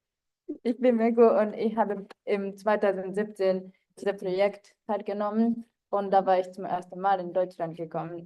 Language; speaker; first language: German; non-native, fluent; Japanese